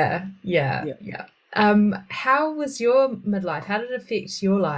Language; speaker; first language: English; native; English